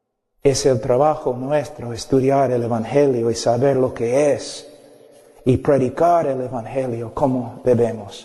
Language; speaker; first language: Spanish; non-native, fluent; English